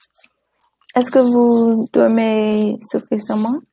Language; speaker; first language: French; non-native, learner; English